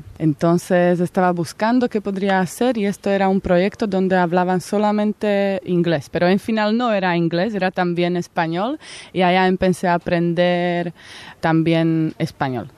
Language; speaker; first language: Spanish; non-native, fluent; Slovak